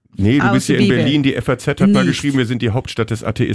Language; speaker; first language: German; native; German